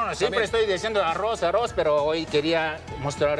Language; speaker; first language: Spanish; non-native, fluent; Japanese